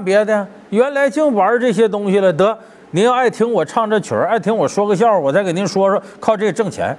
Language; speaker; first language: Chinese; native; Chinese